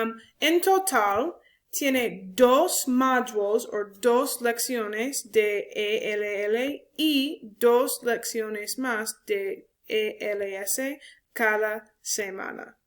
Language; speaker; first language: Spanish; non-native, learner; English